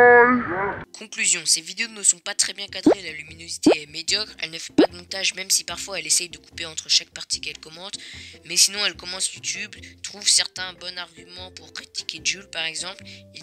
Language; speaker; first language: French; native; French